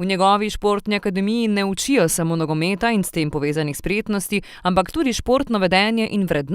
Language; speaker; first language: Slovenian; native; Slovenian